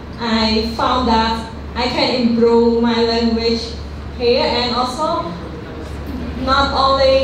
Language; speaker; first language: English; non-native, learner; Khmer